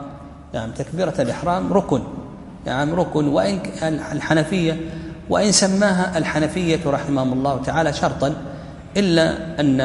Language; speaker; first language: Arabic; native; Arabic